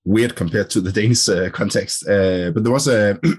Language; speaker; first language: English; non-native, fluent; Danish